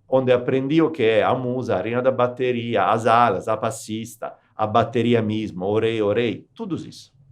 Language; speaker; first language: Portuguese; non-native, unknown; Italian